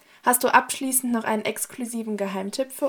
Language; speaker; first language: German; native; German